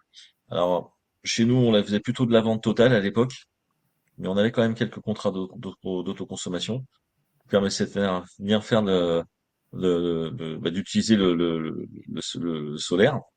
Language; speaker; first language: French; native; French